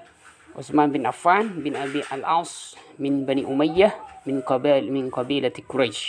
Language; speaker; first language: Arabic; non-native, fluent; Indonesian